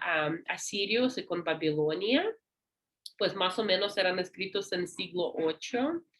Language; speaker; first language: Spanish; non-native, learner; English